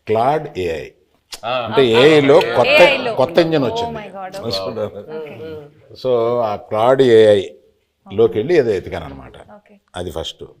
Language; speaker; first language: Telugu; native; Telugu